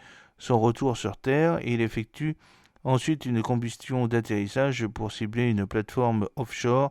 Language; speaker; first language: French; native; French